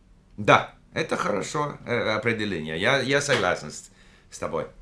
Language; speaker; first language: Russian; non-native, fluent; English